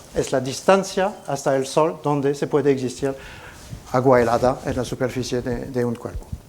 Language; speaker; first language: Spanish; non-native, fluent; French